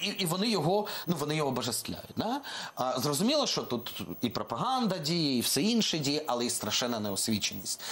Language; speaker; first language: Ukrainian; non-native, local second language; Russian